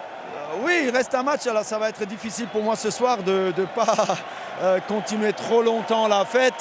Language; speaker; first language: French; non-native, fluent; German